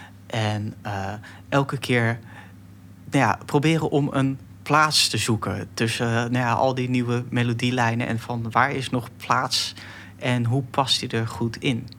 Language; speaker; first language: Dutch; native; Dutch